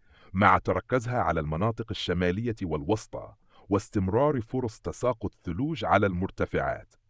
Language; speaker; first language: Arabic; native; Arabic